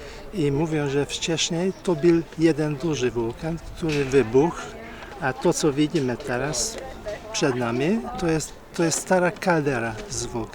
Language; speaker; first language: Polish; non-native, learner; Hungarian